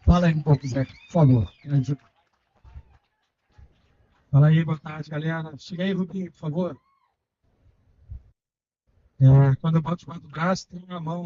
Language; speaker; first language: Portuguese; native; Portuguese